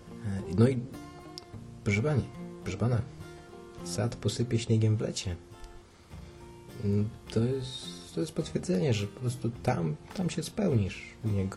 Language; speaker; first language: Polish; native; Polish